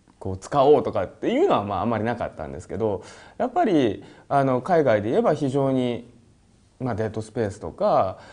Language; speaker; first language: Japanese; native; Japanese